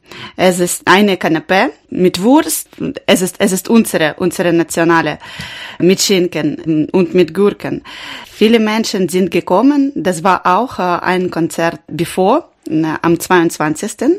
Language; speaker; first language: German; non-native, learner; Ukrainian